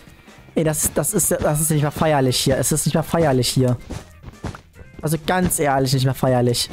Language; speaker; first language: German; native; German